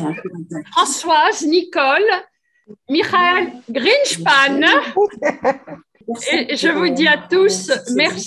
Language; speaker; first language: French; native; French